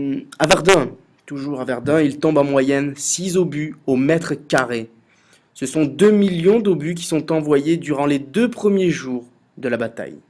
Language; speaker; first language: French; native; French